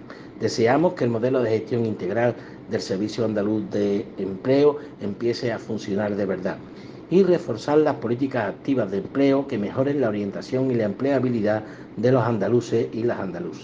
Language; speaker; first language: Spanish; native; Spanish